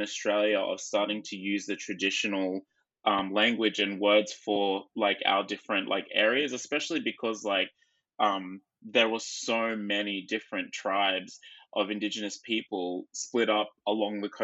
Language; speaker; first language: English; native; English